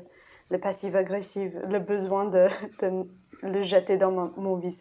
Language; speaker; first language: French; non-native, fluent; English